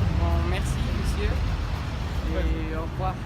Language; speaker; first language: French; non-native, fluent; Spanish